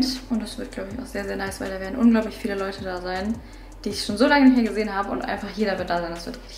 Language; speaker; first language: German; native; German